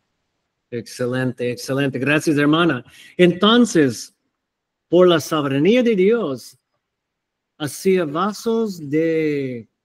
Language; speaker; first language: Spanish; non-native, fluent; English